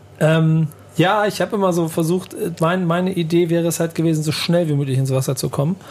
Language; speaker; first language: German; native; German